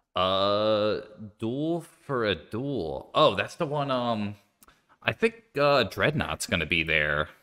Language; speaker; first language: English; native; English